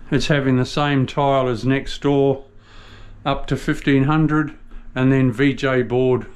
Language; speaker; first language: English; native; English